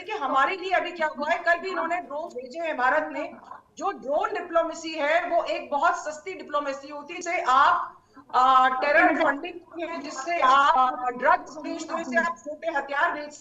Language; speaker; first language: Hindi; native; Hindi